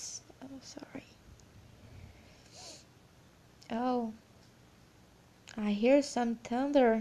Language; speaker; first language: English; non-native, learner; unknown